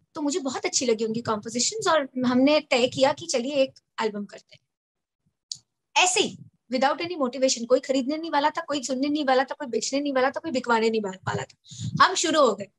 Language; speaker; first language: Hindi; native; Hindi